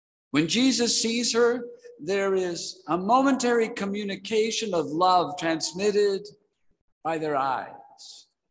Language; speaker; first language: English; native; English